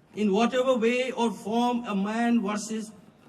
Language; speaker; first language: English; non-native, local second language; Nepali